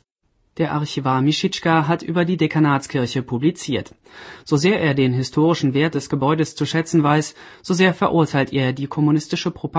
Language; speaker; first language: German; native; German